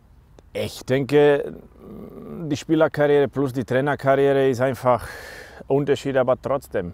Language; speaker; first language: German; non-native, learner; Slovak